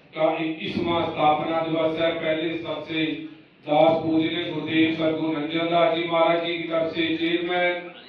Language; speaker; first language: Hindi; non-native, local second language; Punjabi